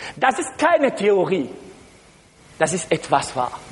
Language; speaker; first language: German; non-native, learner; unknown